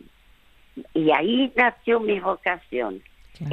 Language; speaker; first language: Spanish; early bilingual, other home language; French